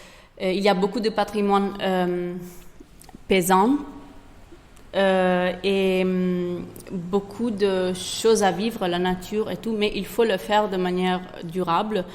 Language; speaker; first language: French; non-native, fluent; Italian